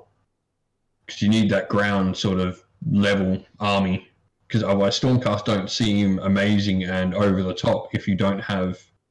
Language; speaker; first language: English; native; English